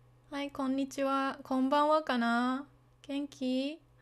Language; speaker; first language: Japanese; native; Japanese